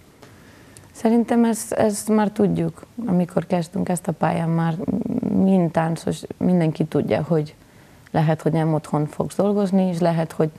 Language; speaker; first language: Hungarian; non-native, learner; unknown